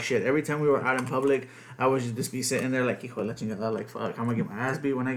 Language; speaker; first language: English; early bilingual, other home language; Spanish